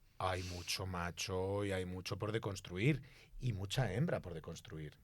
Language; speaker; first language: Spanish; native; Spanish